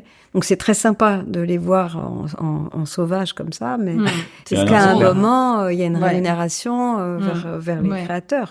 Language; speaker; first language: French; native; French